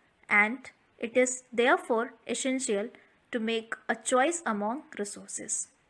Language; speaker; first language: English; non-native, local second language; Hindi